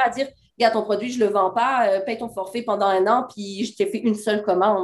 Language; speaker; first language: French; native; French